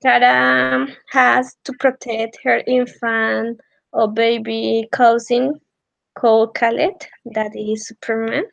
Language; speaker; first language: English; non-native, learner; Spanish